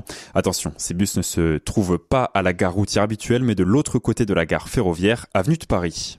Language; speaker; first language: French; native; French